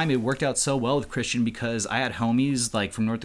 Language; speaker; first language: English; native; English